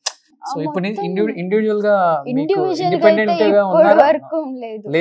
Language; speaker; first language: Telugu; native; Telugu